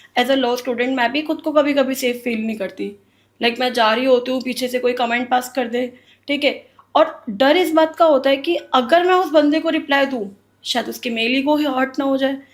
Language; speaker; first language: Hindi; native; Hindi